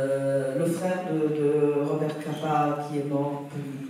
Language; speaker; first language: French; non-native, fluent; Italian